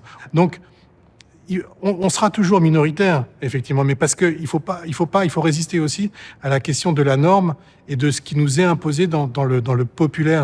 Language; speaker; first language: French; native; French